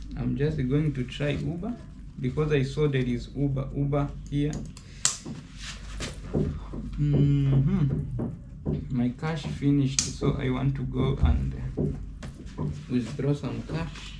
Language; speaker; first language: English; non-native, fluent; Rundi